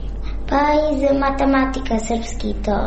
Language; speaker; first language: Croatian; non-native, learner; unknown